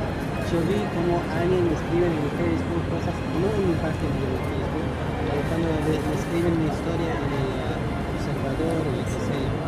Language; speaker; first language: Spanish; non-native, learner; Arabic